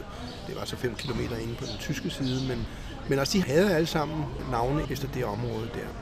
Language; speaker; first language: Danish; native; Danish